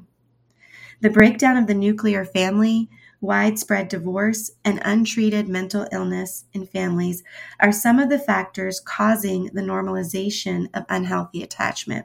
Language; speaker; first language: English; early bilingual, other home language; Spanish